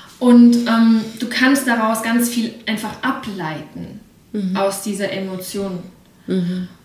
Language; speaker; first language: German; early bilingual, other home language; Russian